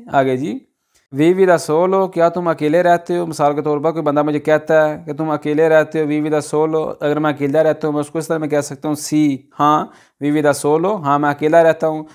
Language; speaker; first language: Urdu; non-native, local second language; Punjabi